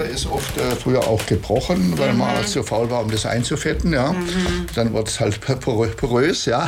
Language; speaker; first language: German; native; German